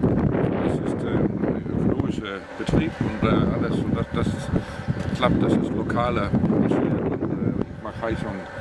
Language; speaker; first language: German; non-native, learner; Danish